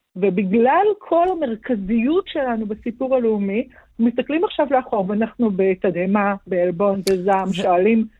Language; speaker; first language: Hebrew; native; Hebrew